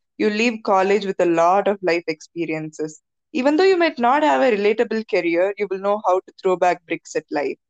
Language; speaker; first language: English; non-native, local second language; Tamil